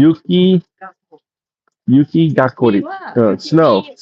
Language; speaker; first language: Japanese; non-native, learner; English